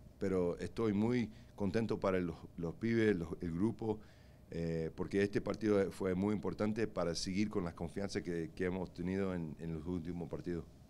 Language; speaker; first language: Spanish; early bilingual, heritage; Spanish